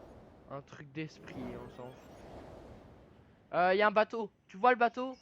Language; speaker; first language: French; native; French